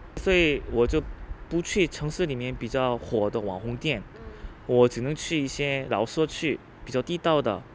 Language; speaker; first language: Chinese; non-native, fluent; Korean